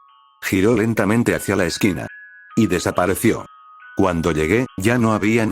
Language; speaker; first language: Spanish; native; Spanish